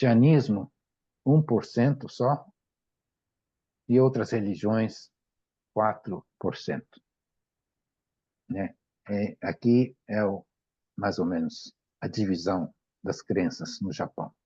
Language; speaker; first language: Portuguese; non-native, fluent; Japanese